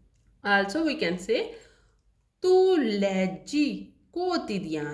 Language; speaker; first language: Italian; non-native, learner; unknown